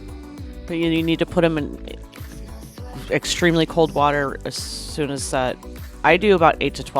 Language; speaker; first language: English; native; English